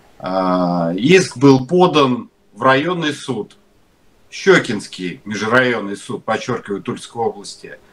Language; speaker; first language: Russian; native; Russian